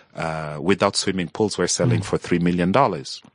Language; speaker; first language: English; non-native, fluent; Portuguese